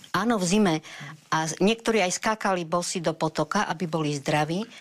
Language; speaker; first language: Slovak; native; Slovak